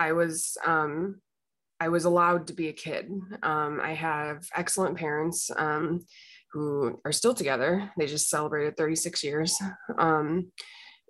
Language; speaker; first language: English; native; English